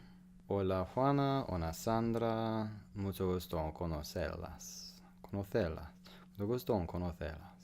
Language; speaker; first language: Spanish; non-native, learner; English